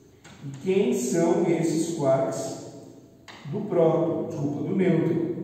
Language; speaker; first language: Portuguese; native; Portuguese